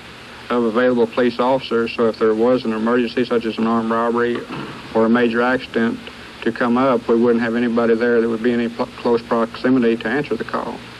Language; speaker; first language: English; native; English